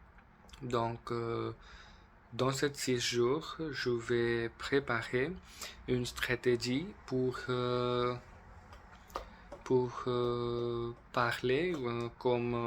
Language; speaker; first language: French; non-native, learner; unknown